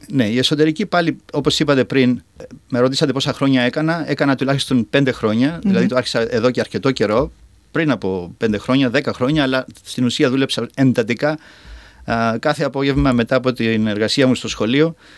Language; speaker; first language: Greek; native; Greek